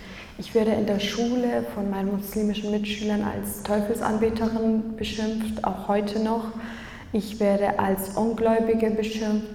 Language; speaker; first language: German; early bilingual, other home language; Kurdish